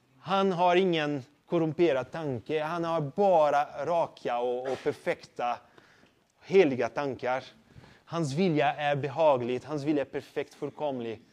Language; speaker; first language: Swedish; non-native, fluent; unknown